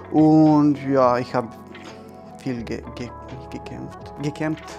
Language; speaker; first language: German; non-native, fluent; Serbian